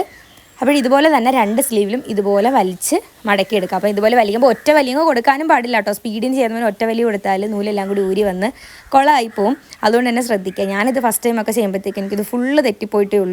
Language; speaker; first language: Malayalam; native; Malayalam